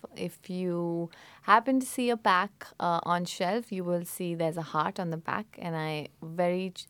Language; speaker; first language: English; non-native, local second language; Hindi